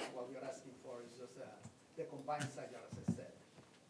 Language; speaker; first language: English; non-native, fluent; Spanish